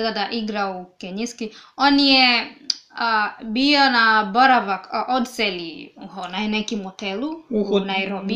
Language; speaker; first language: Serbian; non-native, learner; English